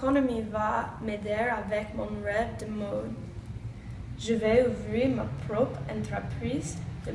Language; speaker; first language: French; non-native, learner; English